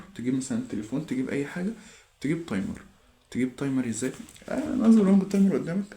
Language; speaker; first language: Arabic; native; Arabic